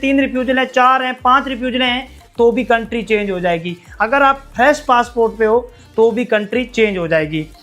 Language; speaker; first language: Hindi; native; Hindi